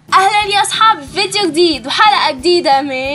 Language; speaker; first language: Arabic; native; Arabic